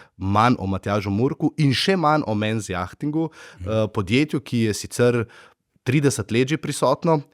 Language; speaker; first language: Slovenian; native; Slovenian